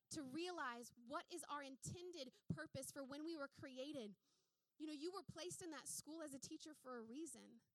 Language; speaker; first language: English; native; English